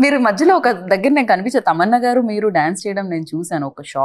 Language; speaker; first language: Telugu; native; Telugu